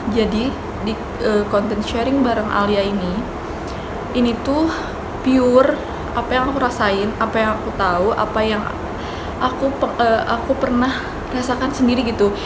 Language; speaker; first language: Indonesian; native; Indonesian